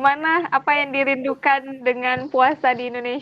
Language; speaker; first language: Indonesian; native; Indonesian